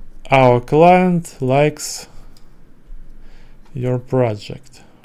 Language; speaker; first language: English; non-native, learner; Russian